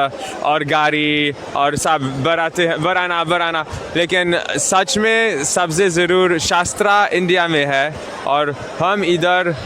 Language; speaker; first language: Hindi; non-native, learner; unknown